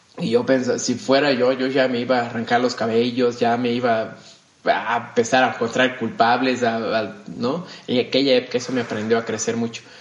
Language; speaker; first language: Spanish; non-native, fluent; Portuguese